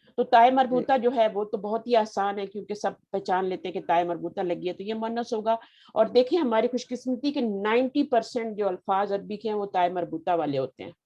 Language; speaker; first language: Urdu; native; Urdu